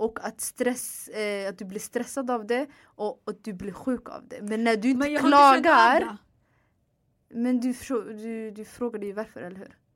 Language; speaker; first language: Swedish; non-native, fluent; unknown